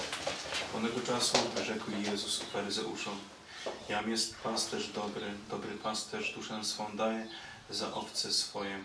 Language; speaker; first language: Polish; native; Polish